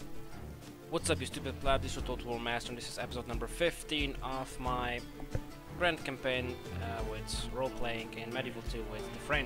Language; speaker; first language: English; native; English